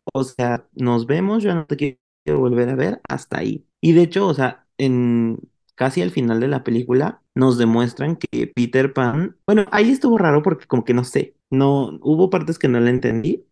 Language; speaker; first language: Spanish; native; Spanish